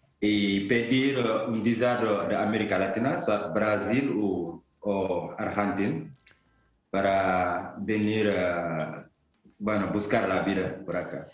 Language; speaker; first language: Spanish; non-native, fluent; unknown